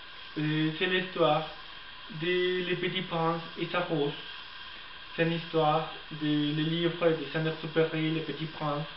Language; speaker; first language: French; non-native, learner; Spanish